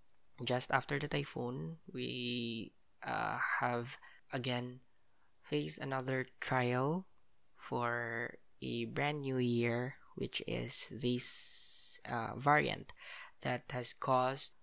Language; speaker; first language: English; non-native, local second language; Cebuano